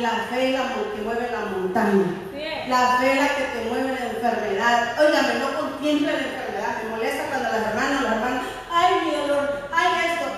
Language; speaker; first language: Spanish; native; Spanish